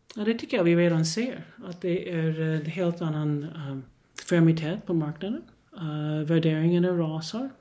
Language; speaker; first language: Swedish; non-native, fluent; English